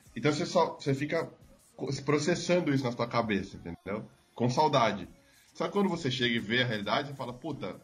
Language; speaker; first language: Portuguese; native; Portuguese